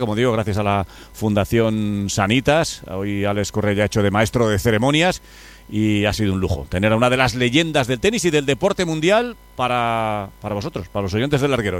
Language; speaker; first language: Spanish; native; Spanish